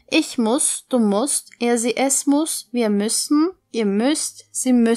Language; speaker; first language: German; non-native, fluent; Turkish